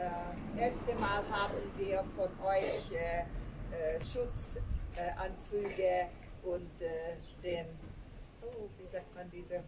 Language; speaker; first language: German; non-native, learner; Hungarian